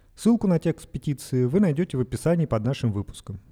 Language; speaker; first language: Russian; native; Russian